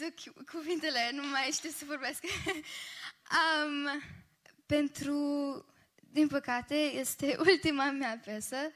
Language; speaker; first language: Romanian; early bilingual, heritage; Romanian